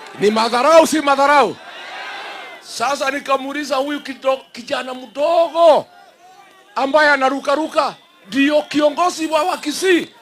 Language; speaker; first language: Swahili; non-native, local second language; Kikuyu